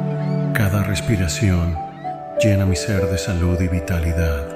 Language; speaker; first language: Spanish; native; Spanish